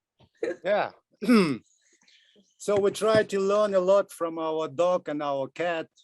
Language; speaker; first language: English; non-native, fluent; Russian